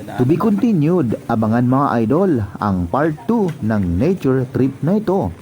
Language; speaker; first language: Filipino; non-native, local second language; Bikol